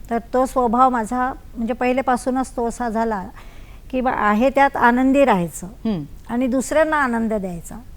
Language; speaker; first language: Marathi; native; Marathi